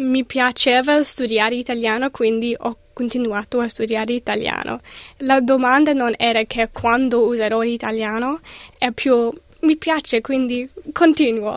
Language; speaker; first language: Italian; non-native, learner; English